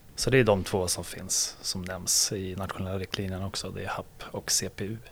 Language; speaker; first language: Swedish; native; Swedish